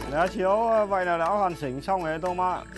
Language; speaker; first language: Vietnamese; native; Vietnamese